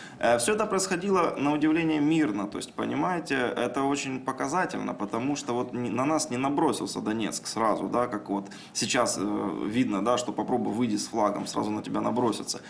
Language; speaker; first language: Russian; native; Russian